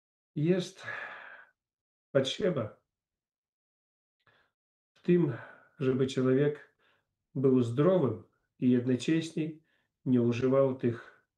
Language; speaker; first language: Polish; non-native, fluent; Russian